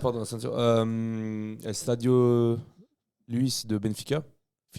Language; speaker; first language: French; native; French